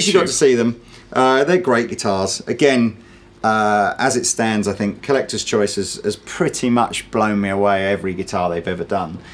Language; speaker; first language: English; native; English